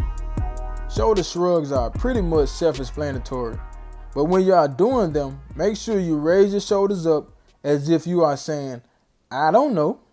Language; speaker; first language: English; native; English